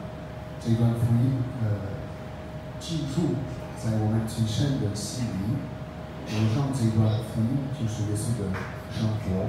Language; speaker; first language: Chinese; non-native, fluent; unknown